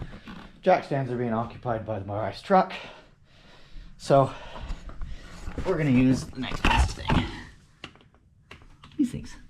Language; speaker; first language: English; native; English